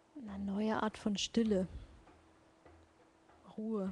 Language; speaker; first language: German; native; German